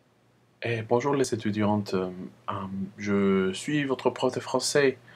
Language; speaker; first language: French; non-native, fluent; Spanish